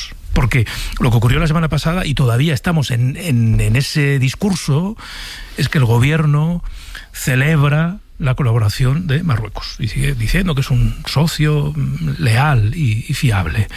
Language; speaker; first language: Spanish; native; Spanish